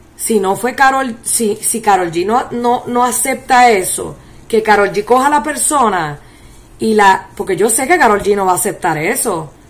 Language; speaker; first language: Spanish; early bilingual, heritage; Spanish